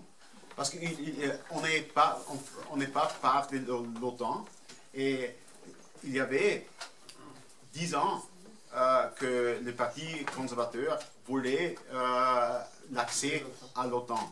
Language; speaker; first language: French; non-native, fluent; German